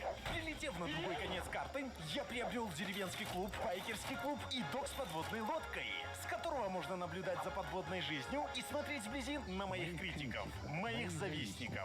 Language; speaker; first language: Russian; native; Russian